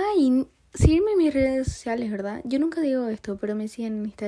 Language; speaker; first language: Spanish; non-native, fluent; Portuguese